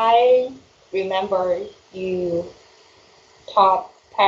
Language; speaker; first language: English; non-native, learner; Chinese